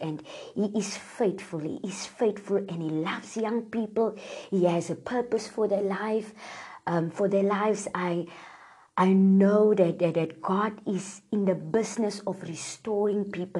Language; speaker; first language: English; non-native, local second language; Afrikaans